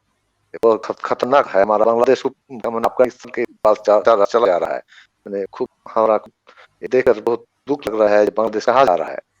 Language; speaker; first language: Hindi; non-native, learner; Bangla